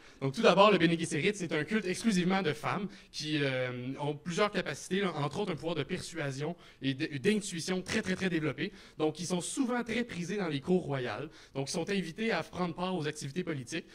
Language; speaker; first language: French; native; French